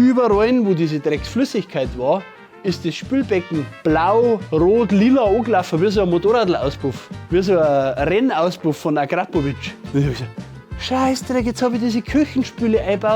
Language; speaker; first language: German; native; German